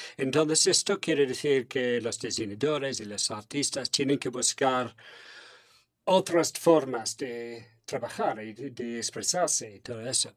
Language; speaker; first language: Spanish; non-native, fluent; English